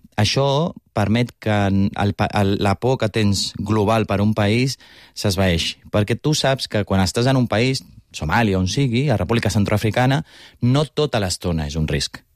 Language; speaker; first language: Catalan; native; Catalan